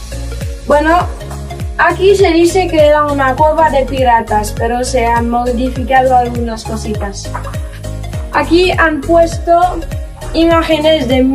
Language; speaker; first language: Spanish; non-native, fluent; French